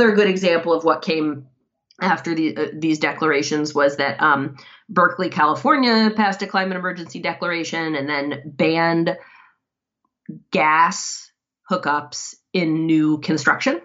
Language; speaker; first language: English; native; English